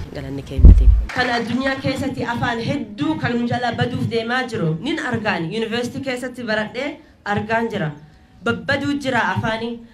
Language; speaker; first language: Oromo; early bilingual, heritage; Oromo